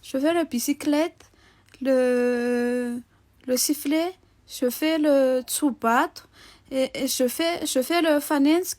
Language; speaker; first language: French; non-native, local second language; Malagasy